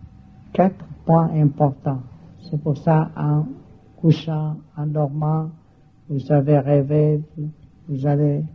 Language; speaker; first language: French; non-native, learner; Vietnamese